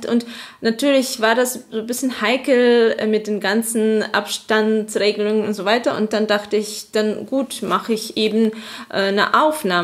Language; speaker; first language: German; non-native, fluent; Azerbaijani